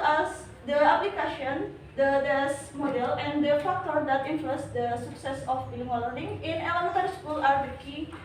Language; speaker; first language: English; non-native, learner; Indonesian